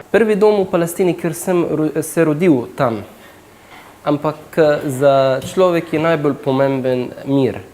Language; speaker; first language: Slovenian; non-native, fluent; Arabic